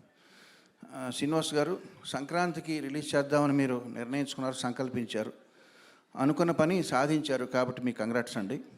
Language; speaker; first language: Telugu; native; Telugu